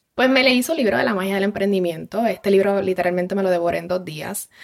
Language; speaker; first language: Spanish; native; Spanish